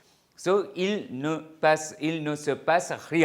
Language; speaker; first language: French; non-native, fluent; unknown